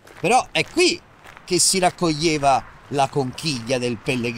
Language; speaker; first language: Italian; native; Italian